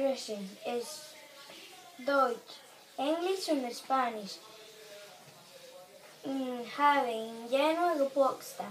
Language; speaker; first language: German; non-native, learner; Spanish